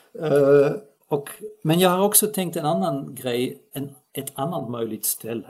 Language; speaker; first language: Swedish; non-native, fluent; Dutch